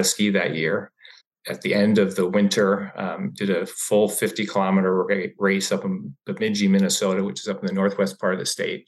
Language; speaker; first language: English; native; English